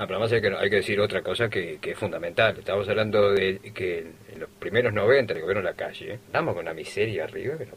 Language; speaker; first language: Spanish; native; Spanish